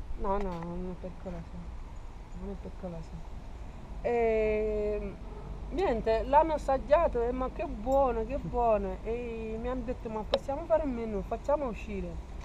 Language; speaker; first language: Italian; non-native, fluent; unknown